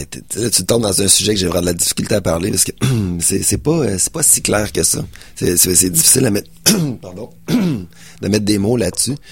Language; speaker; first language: French; native; French